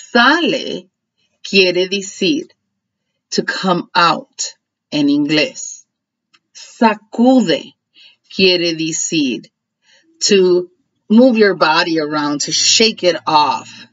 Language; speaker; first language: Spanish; early bilingual, heritage; Spanish